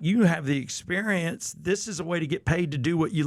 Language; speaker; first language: English; native; English